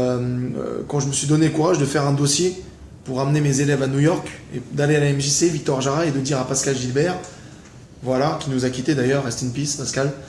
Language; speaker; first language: French; native; French